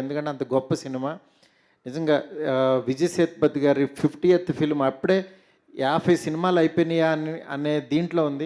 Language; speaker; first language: Telugu; native; Telugu